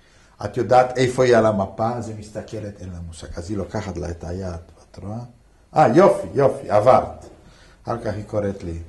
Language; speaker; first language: Hebrew; non-native, fluent; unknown